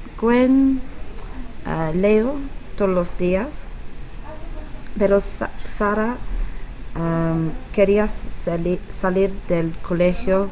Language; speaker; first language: Spanish; non-native, learner; English